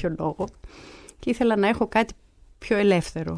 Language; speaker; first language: Greek; native; Greek